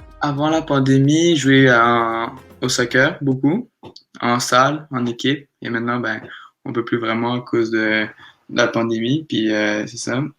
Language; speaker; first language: French; native; French